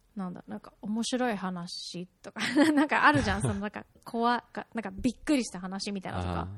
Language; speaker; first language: Japanese; early bilingual, heritage; Japanese